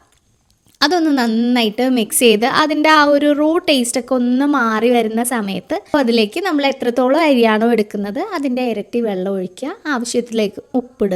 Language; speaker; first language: Malayalam; native; Malayalam